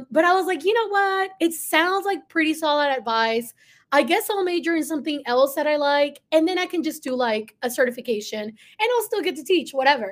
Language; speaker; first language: English; early bilingual, other home language; Spanish